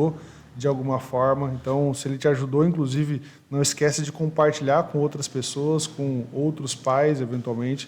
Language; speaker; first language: Portuguese; native; Portuguese